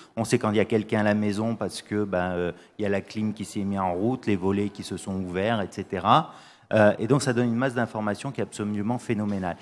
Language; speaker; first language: French; native; French